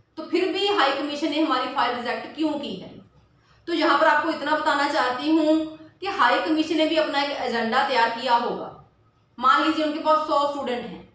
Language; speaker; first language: Hindi; non-native, local second language; Punjabi